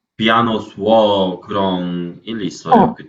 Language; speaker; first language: Korean; non-native, learner; Spanish